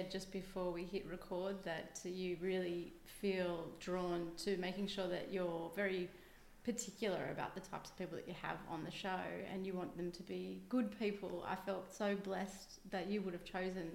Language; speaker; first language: English; native; English